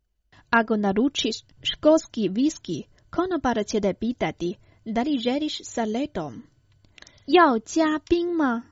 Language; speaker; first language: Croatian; non-native, fluent; Chinese